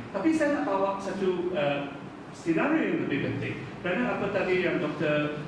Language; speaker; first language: Malay; non-native, local second language; Chinese